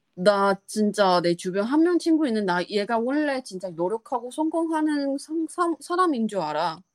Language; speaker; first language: Korean; non-native, learner; Chinese